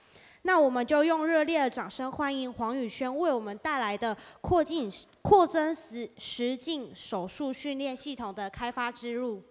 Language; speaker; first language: Chinese; native; Chinese